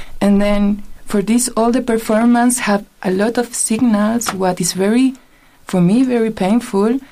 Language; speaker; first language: English; non-native, learner; Spanish